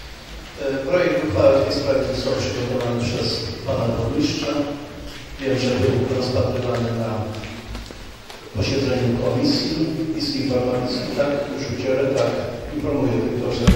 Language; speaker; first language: Polish; native; Polish